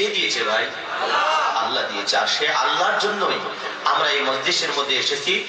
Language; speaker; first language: Bangla; non-native, local second language; Assamese